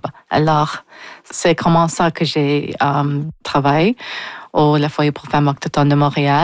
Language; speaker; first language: French; non-native, fluent; English